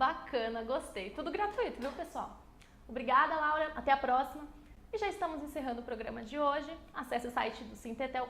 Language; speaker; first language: Portuguese; native; Portuguese